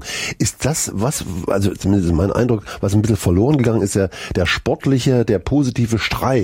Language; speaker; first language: German; native; German